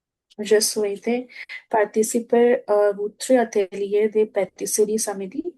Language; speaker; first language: French; non-native, learner; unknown